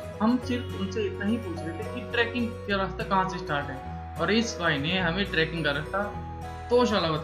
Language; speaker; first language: Hindi; native; Hindi